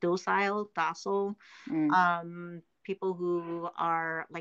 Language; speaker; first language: English; early bilingual, other home language; Korean